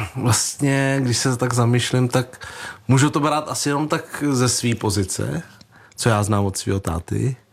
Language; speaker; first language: Czech; early bilingual, other home language; Vietnamese